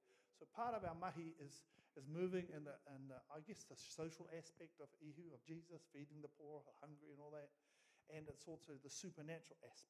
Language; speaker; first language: English; native; English